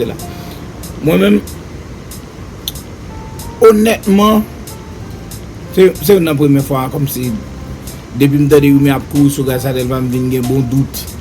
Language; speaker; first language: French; non-native, local second language; Haitian Creole